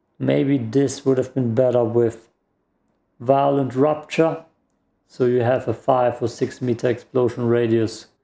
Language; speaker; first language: English; non-native, fluent; German